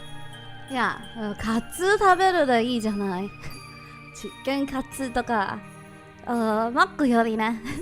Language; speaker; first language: Japanese; non-native, learner; English